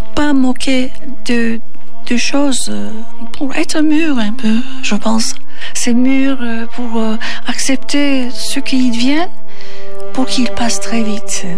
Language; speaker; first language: French; non-native, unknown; Turkish